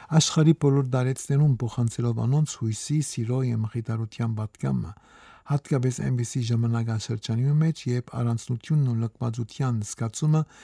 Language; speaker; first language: Armenian; native; Armenian